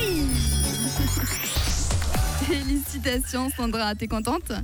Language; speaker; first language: French; native; French